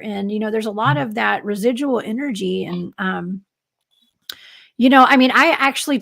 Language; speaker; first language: English; native; English